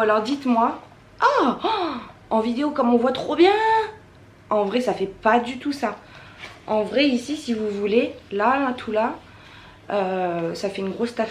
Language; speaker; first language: French; native; French